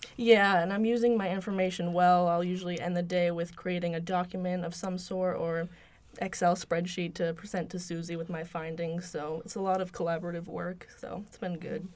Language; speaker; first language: English; native; English